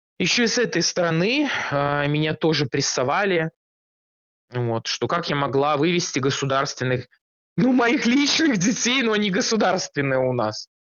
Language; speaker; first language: Russian; native; Russian